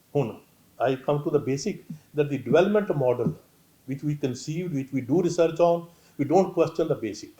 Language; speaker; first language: English; non-native, local second language; Punjabi